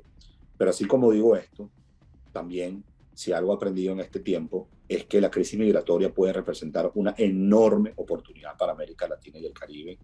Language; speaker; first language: Spanish; native; Spanish